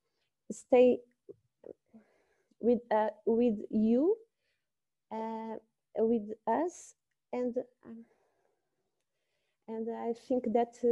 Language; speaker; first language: English; non-native, learner; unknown